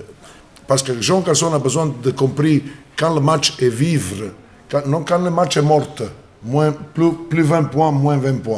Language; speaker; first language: French; non-native, learner; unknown